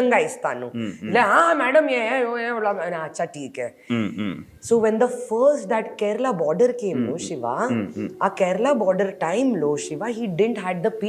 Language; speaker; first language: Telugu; non-native, learner; Hindi